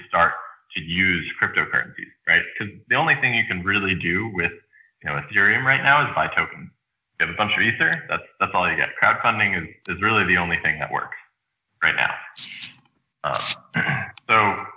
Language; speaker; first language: English; native; English